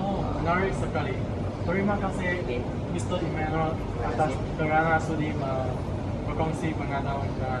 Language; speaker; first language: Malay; non-native, local second language; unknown